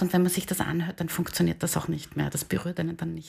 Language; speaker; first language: German; native; German